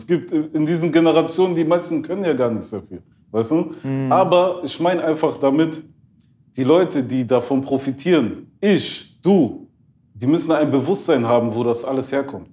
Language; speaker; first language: German; early bilingual, other home language; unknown